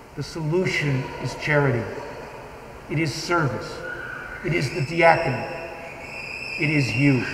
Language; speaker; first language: English; native; English